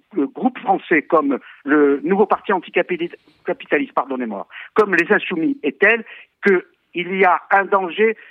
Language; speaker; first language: French; native; French